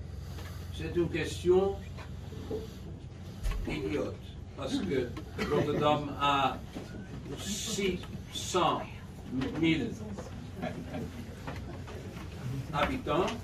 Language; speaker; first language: French; non-native, learner; Dutch